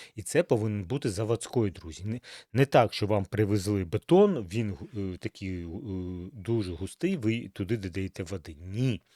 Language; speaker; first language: Ukrainian; native; Ukrainian